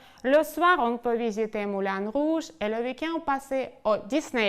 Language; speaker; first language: French; non-native, fluent; Ukrainian